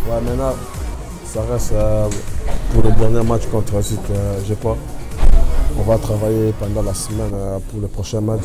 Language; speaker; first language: French; non-native, local second language; Lingala